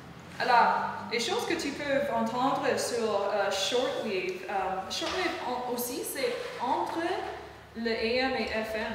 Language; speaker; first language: French; non-native, learner; English